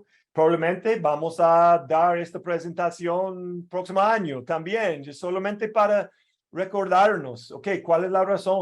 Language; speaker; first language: Spanish; non-native, fluent; English